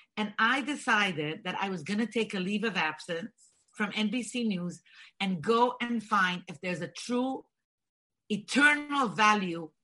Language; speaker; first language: English; non-native, fluent; Bulgarian